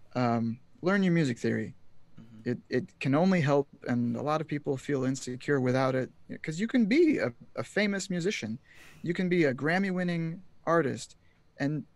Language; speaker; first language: English; native; English